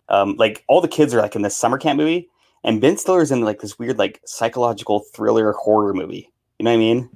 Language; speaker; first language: English; native; English